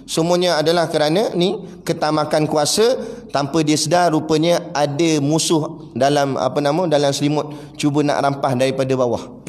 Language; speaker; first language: Malay; native; Malay